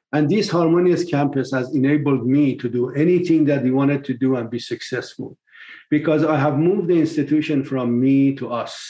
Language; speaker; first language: English; non-native, fluent; Persian